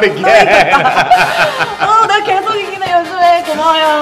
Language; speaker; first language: Korean; native; Korean